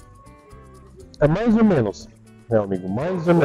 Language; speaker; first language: Portuguese; non-native, learner; Russian